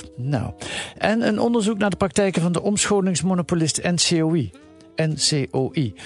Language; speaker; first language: Dutch; native; Dutch